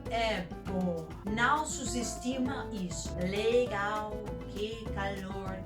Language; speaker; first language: Portuguese; non-native, learner; Danish